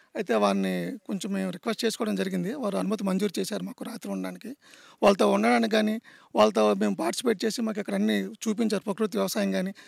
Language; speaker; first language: Telugu; native; Telugu